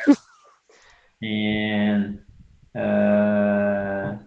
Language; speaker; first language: English; non-native, learner; Portuguese